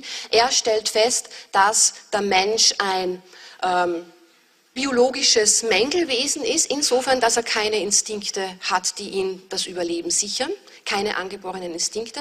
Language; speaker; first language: German; native; German